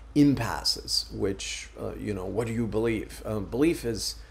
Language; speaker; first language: English; native; English